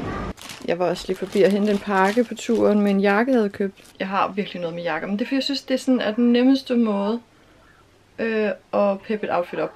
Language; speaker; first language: Danish; native; Danish